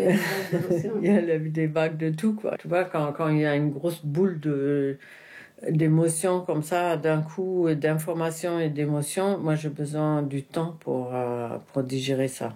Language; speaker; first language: French; non-native, fluent; Spanish